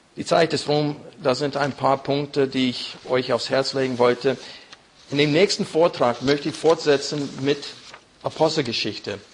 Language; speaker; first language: German; non-native, fluent; English